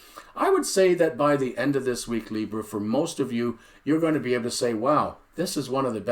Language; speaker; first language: English; native; English